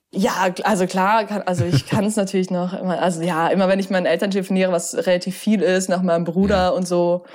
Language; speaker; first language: German; native; German